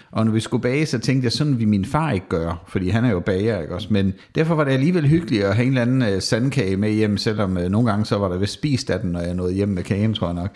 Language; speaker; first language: Danish; native; Danish